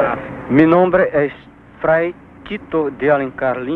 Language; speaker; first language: Spanish; non-native, learner; Portuguese